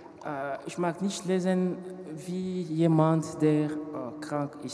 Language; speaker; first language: German; non-native, learner; French